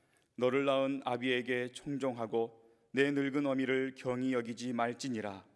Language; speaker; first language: Korean; native; Korean